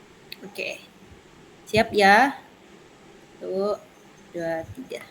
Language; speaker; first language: Indonesian; native; Indonesian